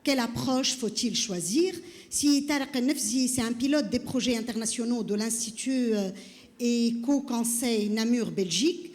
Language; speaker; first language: French; non-native, local second language; Arabic